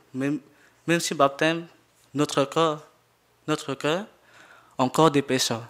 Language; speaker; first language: French; non-native, learner; Jarai